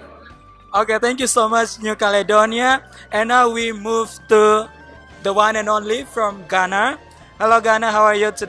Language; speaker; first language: English; non-native, fluent; Indonesian